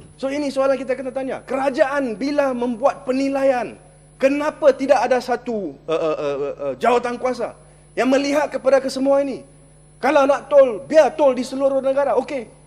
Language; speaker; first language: Malay; non-native, local second language; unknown